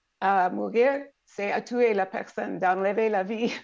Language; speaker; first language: French; non-native, local second language; English